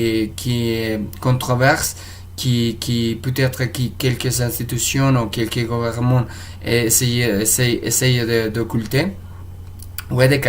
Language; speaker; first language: French; non-native, fluent; Spanish